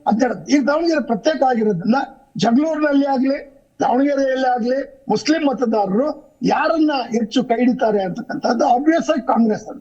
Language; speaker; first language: Kannada; native; Kannada